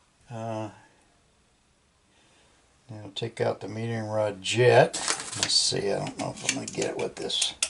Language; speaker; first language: English; native; English